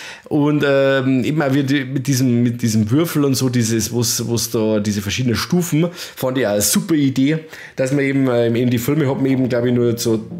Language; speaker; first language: German; native; German